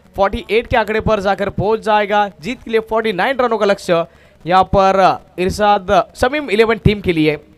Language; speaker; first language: Hindi; non-native, local second language; Marathi